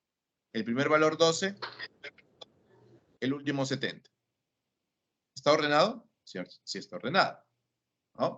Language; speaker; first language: Spanish; native; Spanish